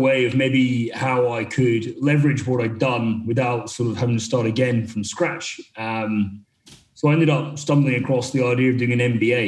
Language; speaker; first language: English; native; English